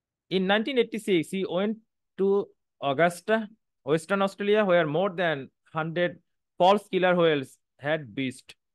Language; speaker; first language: English; non-native, local second language; Bangla